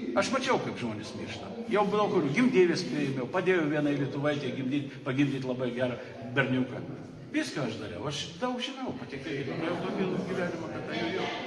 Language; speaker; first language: Lithuanian; non-native, local second language; Russian